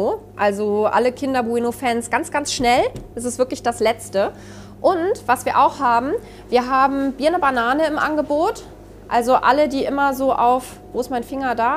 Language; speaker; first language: German; native; German